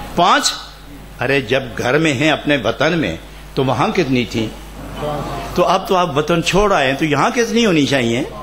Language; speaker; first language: Urdu; non-native, local second language; Punjabi